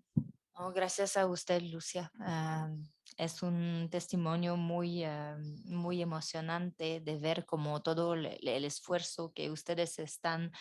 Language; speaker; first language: Spanish; non-native, fluent; French